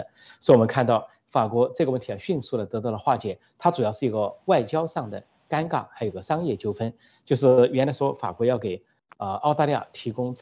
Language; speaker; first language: Chinese; native; Chinese